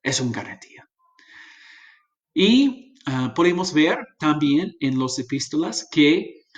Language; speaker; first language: Spanish; non-native, fluent; English